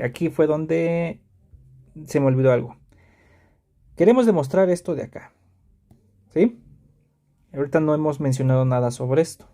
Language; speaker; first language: Spanish; native; Spanish